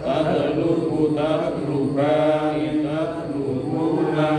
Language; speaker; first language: Arabic; non-native, learner; Indonesian